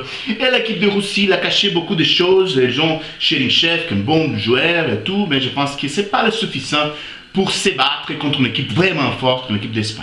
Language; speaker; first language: French; non-native, fluent; Portuguese